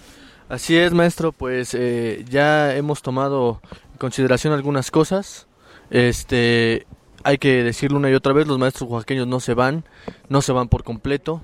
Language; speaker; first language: Spanish; native; Spanish